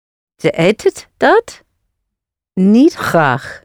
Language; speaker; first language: Dutch; non-native, learner; English